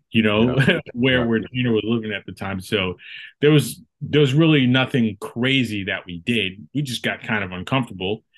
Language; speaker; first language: English; native; English